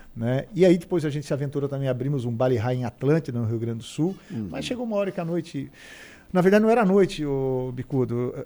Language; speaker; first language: Portuguese; native; Portuguese